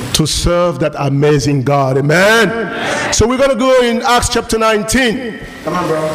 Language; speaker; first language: English; non-native, local second language; French